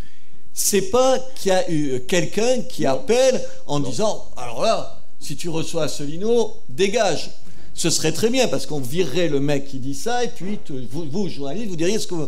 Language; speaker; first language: French; native; French